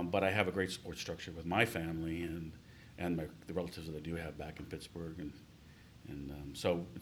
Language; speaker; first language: English; native; English